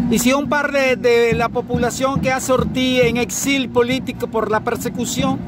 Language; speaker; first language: French; non-native, learner; Spanish